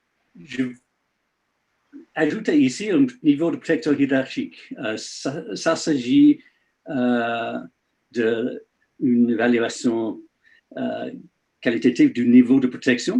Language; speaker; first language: French; non-native, learner; English